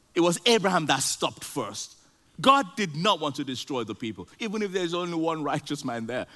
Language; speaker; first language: English; non-native, local second language; Yoruba